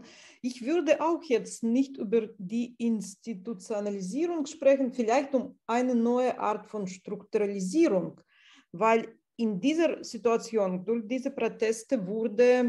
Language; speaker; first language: German; non-native, fluent; Russian